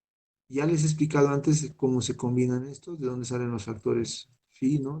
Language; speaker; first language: Spanish; native; Spanish